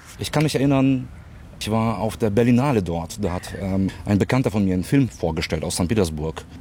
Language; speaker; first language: German; early bilingual, other home language; Russian